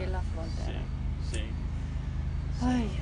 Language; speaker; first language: Spanish; non-native, fluent; English